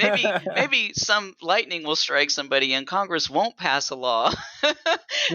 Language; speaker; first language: English; native; English